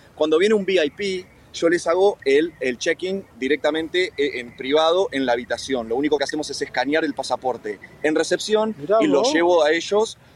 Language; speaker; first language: Spanish; native; Spanish